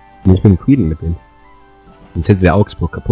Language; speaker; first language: German; native; German